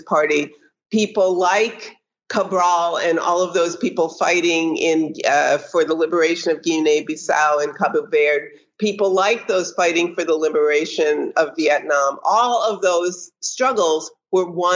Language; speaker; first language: English; native; English